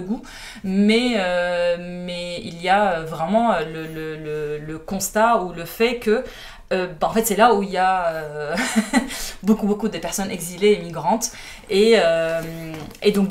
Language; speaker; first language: French; non-native, fluent; Arabic